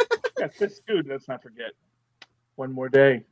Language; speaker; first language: English; native; English